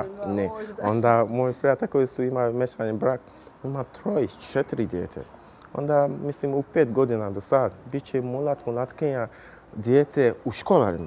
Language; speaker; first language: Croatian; non-native, learner; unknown